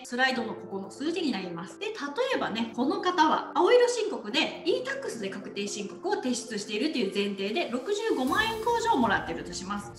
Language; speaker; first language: Japanese; native; Japanese